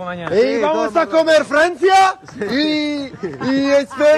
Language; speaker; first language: Spanish; non-native, learner; Arabic